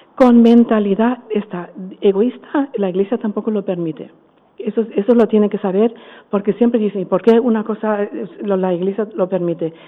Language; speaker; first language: Spanish; non-native, fluent; German